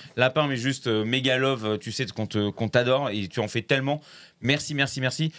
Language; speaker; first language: French; native; French